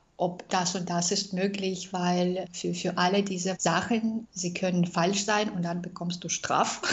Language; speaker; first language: German; non-native, fluent; Russian